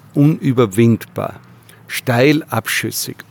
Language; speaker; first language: German; native; German